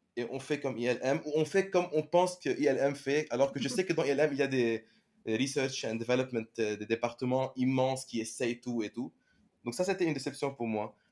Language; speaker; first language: French; non-native, local second language; Arabic